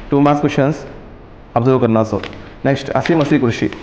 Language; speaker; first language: Hindi; non-native, local second language; Kannada